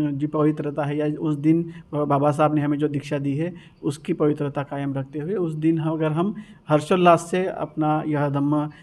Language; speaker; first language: Hindi; non-native, local second language; Marathi